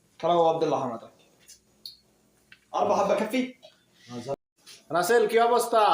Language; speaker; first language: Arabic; non-native, learner; Bangla